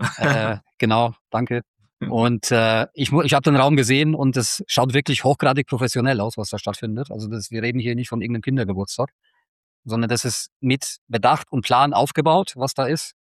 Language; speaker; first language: German; native; German